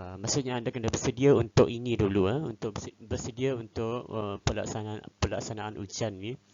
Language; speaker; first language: Malay; native; Malay